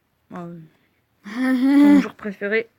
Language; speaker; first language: French; native; French